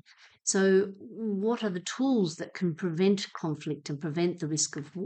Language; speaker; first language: English; native; English